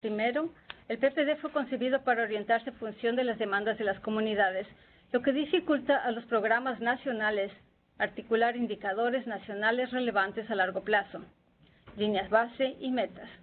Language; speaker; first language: Spanish; native; Spanish